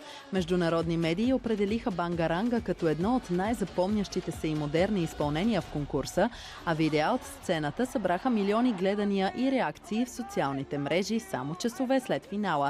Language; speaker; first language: Bulgarian; native; Bulgarian